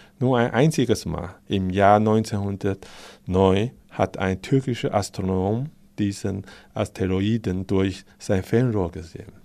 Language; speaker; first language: German; non-native, fluent; Chinese